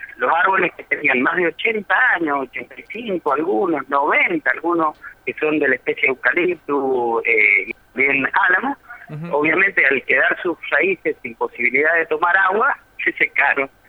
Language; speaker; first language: Spanish; native; Spanish